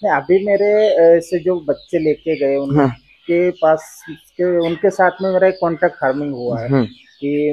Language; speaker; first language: Hindi; non-native, local second language; Marathi